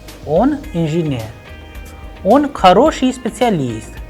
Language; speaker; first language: Russian; non-native, fluent; Hindi